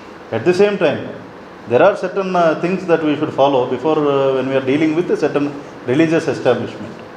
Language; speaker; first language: English; non-native, local second language; Telugu